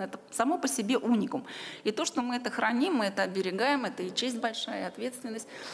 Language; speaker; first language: Russian; native; Russian